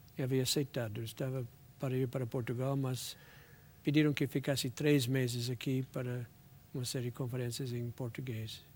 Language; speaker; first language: Portuguese; non-native, fluent; English